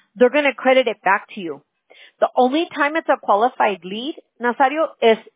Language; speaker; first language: English; early bilingual, other home language; Spanish